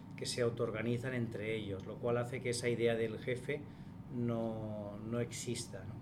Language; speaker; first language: Spanish; native; Spanish